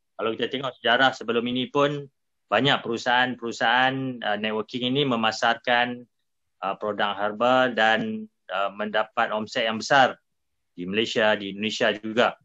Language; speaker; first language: Malay; native; Malay